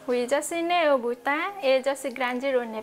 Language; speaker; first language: French; non-native, learner; Nepali